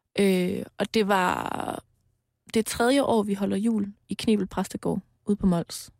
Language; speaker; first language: Danish; native; Danish